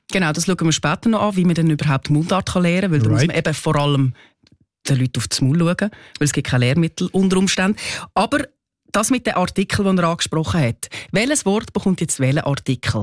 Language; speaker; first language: German; native; German